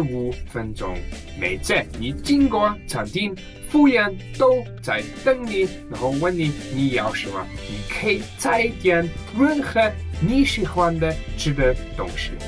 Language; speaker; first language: Chinese; non-native, learner; German